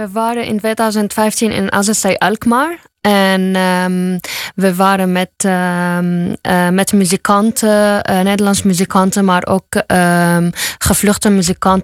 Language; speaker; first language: Dutch; non-native, fluent; Arabic